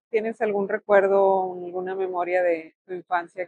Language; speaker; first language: Spanish; native; Spanish